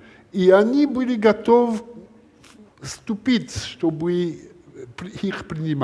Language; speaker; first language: Russian; non-native, learner; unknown